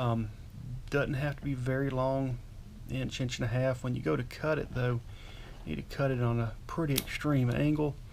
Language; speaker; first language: English; native; English